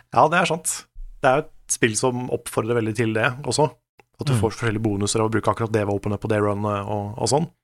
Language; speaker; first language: Norwegian; native; Norwegian